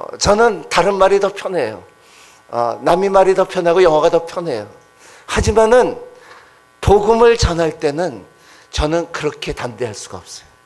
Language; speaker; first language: Korean; non-native, fluent; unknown